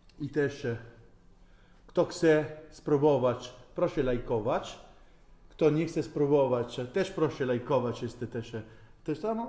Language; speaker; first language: Polish; non-native, learner; Italian